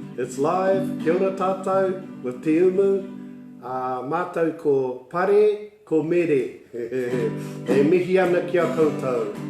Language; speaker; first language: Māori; non-native, local second language; English